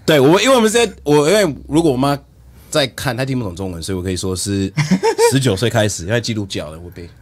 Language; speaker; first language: Chinese; non-native, fluent; English